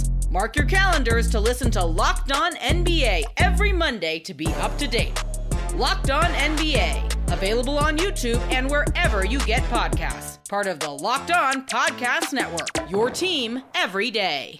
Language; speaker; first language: English; native; English